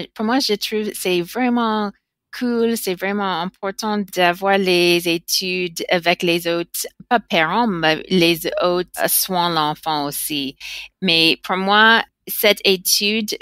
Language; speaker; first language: French; non-native, learner; English